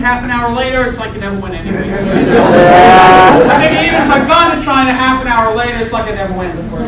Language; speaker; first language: English; native; English